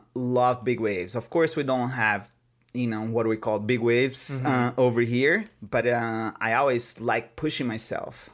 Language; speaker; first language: English; non-native, fluent; Portuguese